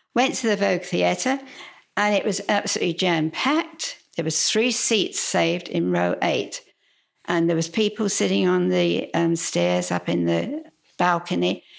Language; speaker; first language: English; native; English